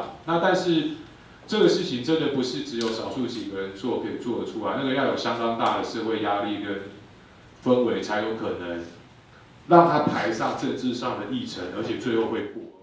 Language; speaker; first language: Chinese; native; Chinese